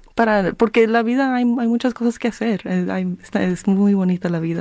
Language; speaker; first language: Spanish; early bilingual, heritage; Spanish